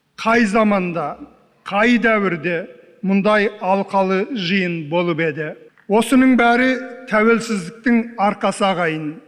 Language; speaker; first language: Kazakh; early bilingual, heritage; Kazakh